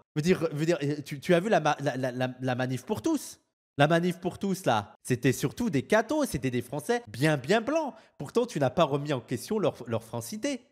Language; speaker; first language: French; native; French